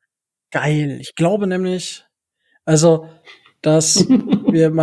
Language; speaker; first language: German; native; German